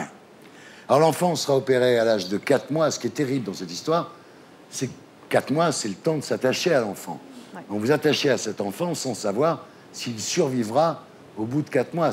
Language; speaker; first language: French; native; French